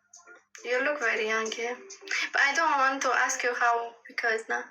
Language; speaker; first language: English; non-native, learner; Romanian